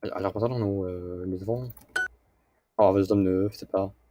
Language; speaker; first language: French; non-native, learner; English